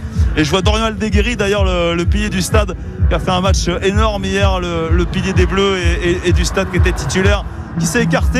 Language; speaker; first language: French; native; French